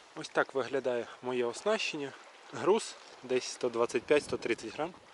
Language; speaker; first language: Ukrainian; native; Ukrainian